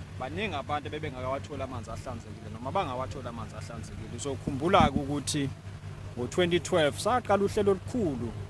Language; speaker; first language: Zulu; native; Zulu